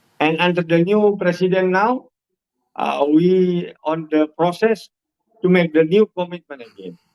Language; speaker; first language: English; non-native, learner; Indonesian